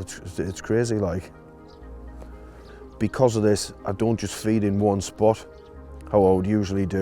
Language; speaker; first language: English; native; English